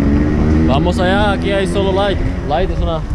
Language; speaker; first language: Spanish; non-native, learner; Czech